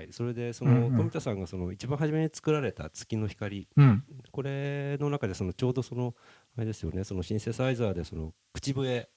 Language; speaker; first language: Japanese; native; Japanese